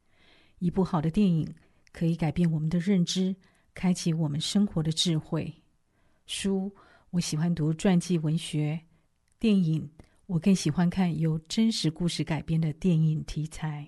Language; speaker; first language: Chinese; native; Chinese